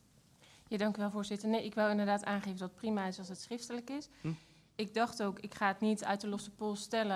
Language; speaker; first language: Dutch; native; Dutch